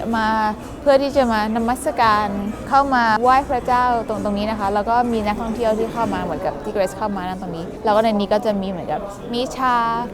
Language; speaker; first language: Thai; native; Thai